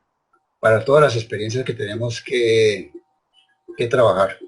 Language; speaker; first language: Spanish; native; Spanish